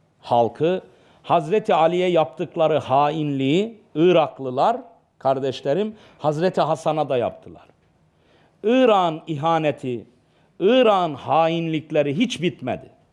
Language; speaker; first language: Turkish; native; Turkish